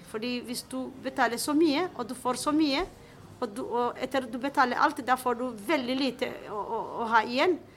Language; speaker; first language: Norwegian; non-native, fluent; Somali